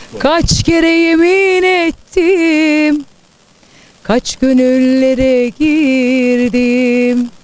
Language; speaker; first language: Turkish; early bilingual, heritage; Turkish